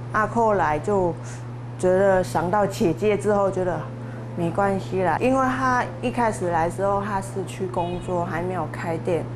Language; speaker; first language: Chinese; non-native, fluent; Vietnamese